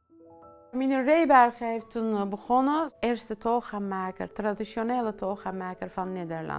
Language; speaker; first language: Dutch; non-native, learner; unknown